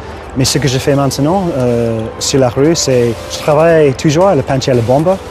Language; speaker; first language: French; non-native, fluent; English